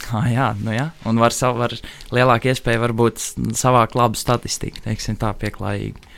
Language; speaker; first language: Latvian; native; Latvian